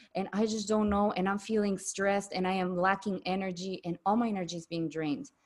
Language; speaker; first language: English; non-native, fluent; Spanish